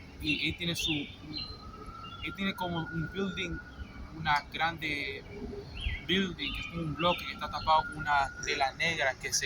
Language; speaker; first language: Spanish; non-native, fluent; English